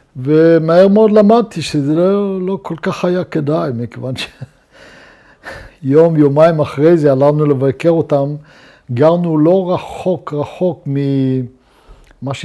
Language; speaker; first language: Hebrew; non-native, fluent; Luxembourgish